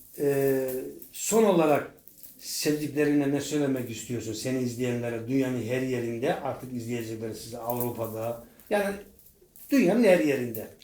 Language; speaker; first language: Turkish; native; Turkish